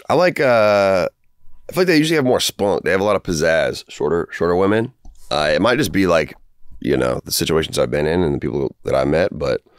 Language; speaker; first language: English; native; English